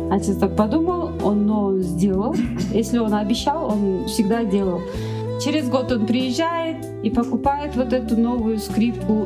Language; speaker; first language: Russian; non-native, local second language; Kyrgyz